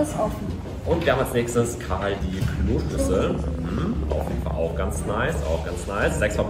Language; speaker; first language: German; native; German